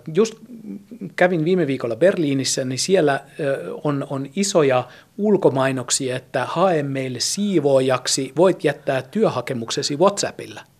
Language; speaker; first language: Finnish; early bilingual, heritage; German